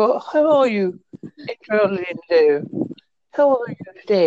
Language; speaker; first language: English; native; English